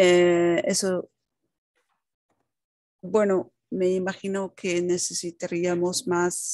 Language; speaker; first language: Spanish; non-native, fluent; Dutch